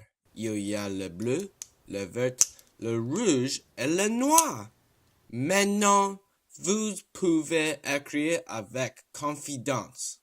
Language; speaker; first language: French; non-native, learner; English